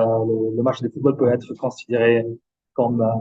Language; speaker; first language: French; non-native, fluent; Italian